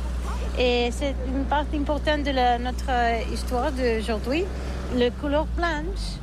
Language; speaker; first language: French; non-native, learner; Catalan